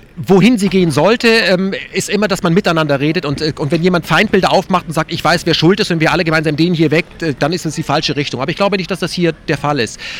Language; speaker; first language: German; native; German